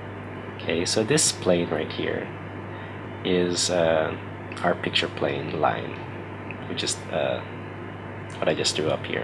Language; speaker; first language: English; native; English